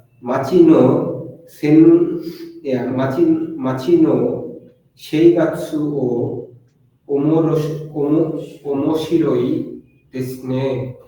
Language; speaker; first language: Japanese; non-native, learner; Bangla